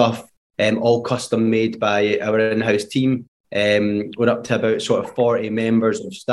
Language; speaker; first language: English; native; English